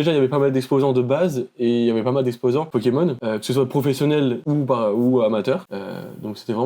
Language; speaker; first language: French; native; French